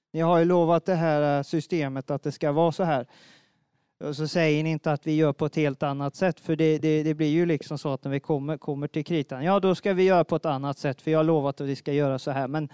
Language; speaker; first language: Swedish; native; Swedish